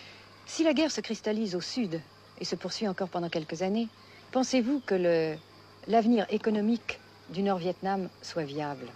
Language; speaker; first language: French; native; French